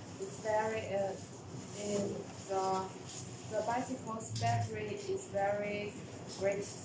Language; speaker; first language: English; non-native, learner; Chinese